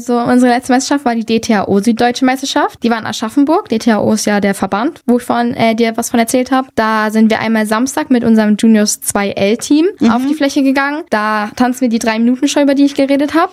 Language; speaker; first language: German; native; German